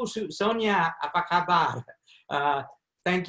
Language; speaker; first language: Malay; non-native, fluent; English